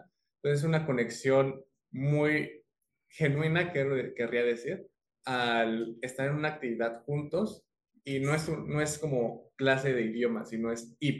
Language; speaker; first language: Spanish; native; Spanish